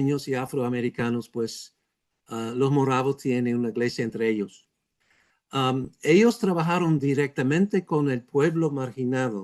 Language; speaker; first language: Spanish; non-native, fluent; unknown